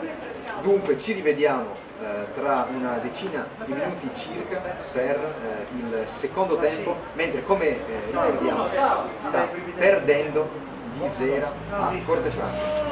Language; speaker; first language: Italian; native; Italian